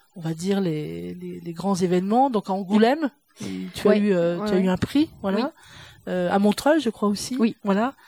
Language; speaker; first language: French; native; French